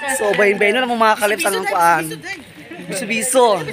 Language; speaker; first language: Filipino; non-native, local second language; Cebuano